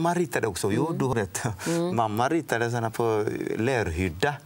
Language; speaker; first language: Swedish; non-native, fluent; Odia